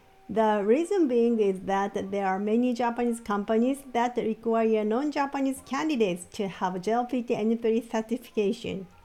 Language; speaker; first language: English; non-native, fluent; Japanese